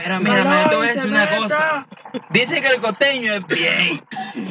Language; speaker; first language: Spanish; native; Spanish